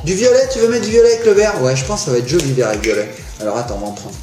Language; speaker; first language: French; native; French